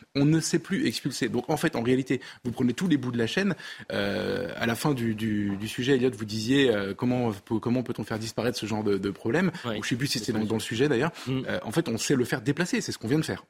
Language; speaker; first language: French; native; French